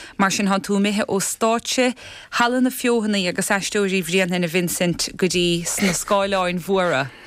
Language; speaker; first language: Irish; native; Irish